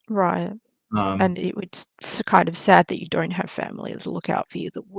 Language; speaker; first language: English; native; English